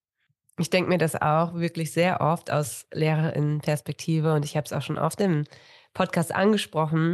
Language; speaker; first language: German; native; German